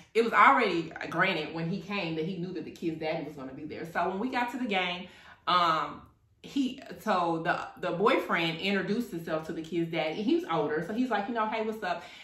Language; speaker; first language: English; native; English